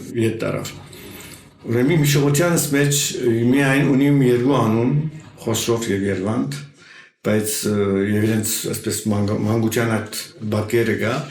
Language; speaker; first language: Armenian; early bilingual, heritage; Armenian